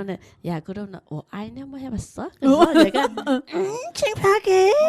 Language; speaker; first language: Korean; non-native, learner; Vietnamese